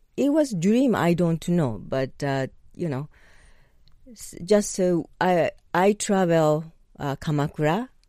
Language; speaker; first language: English; non-native, learner; Japanese